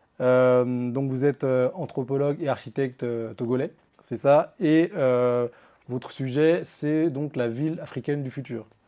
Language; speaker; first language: French; native; French